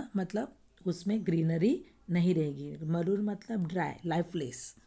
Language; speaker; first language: Hindi; non-native, local second language; Marathi